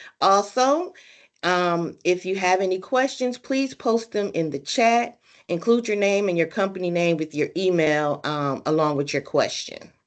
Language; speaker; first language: English; native; English